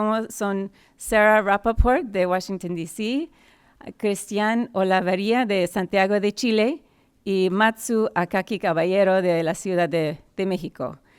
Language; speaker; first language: Spanish; non-native, fluent; English